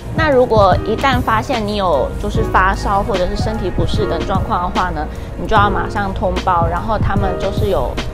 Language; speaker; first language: Chinese; native; Chinese